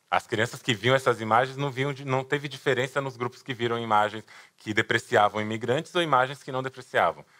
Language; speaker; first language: Portuguese; native; Portuguese